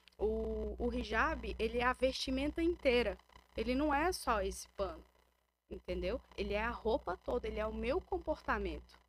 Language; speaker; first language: Portuguese; native; Portuguese